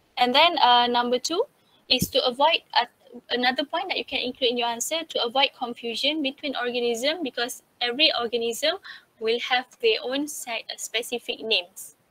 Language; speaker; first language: English; non-native, local second language; Malay